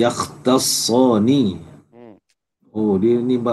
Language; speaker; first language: Arabic; non-native, learner; Malay